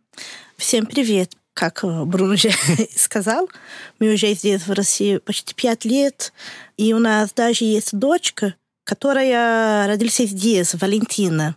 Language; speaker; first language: Russian; non-native, learner; Portuguese